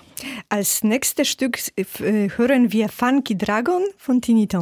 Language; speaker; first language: German; non-native, fluent; Polish